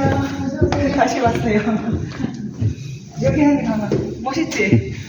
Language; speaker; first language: Korean; non-native, learner; Filipino